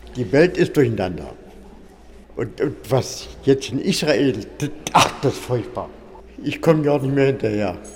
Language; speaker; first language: German; native; German